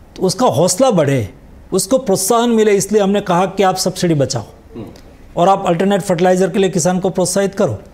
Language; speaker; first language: Hindi; non-native, local second language; Gujarati